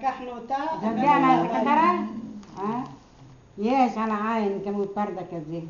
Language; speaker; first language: Hebrew; non-native, learner; Arabic